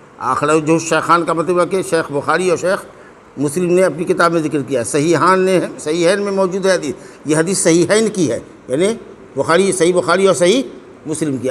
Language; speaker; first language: Urdu; native; Urdu